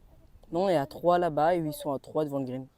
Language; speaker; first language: French; native; French